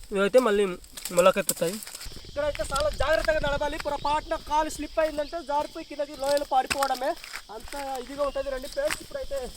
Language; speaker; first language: Telugu; non-native, local second language; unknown